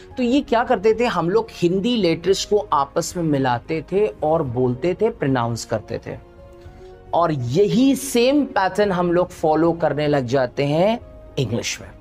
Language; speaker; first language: Hindi; native; Hindi